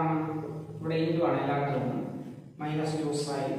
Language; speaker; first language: Malayalam; native; Malayalam